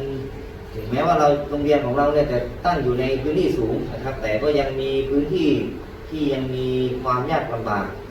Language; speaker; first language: Thai; native; Thai